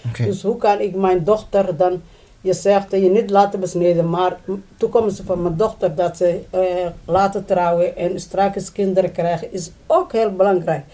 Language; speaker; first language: Dutch; non-native, learner; Somali